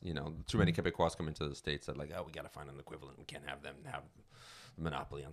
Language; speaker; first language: English; native; English